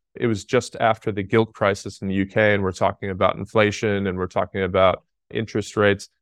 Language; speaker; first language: English; native; English